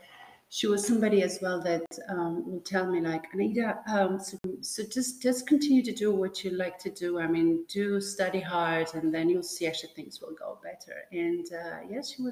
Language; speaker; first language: English; non-native, fluent; Albanian